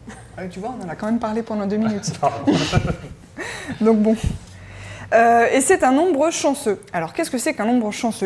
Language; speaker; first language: French; native; French